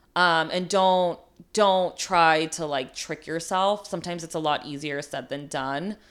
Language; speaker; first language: English; early bilingual, other home language; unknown